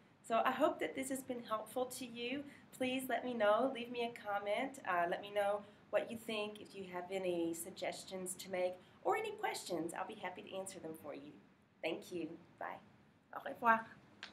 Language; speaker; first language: English; native; English